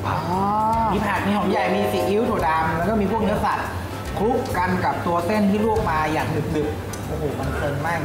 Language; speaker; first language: Thai; native; Thai